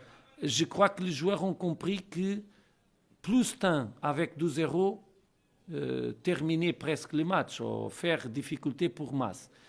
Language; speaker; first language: French; non-native, learner; Portuguese